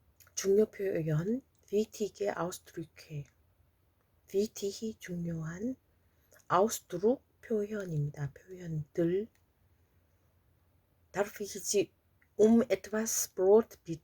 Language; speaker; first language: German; non-native, fluent; Korean